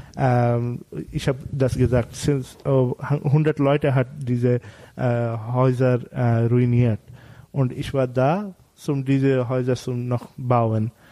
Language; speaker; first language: German; non-native, learner; Bangla